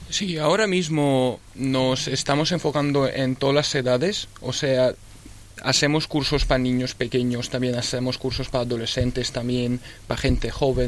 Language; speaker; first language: Spanish; early bilingual, other home language; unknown